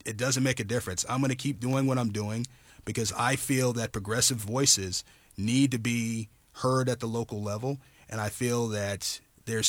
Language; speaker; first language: English; native; English